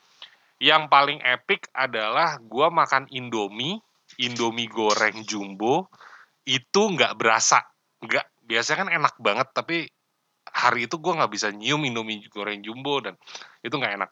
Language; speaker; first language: Indonesian; native; Indonesian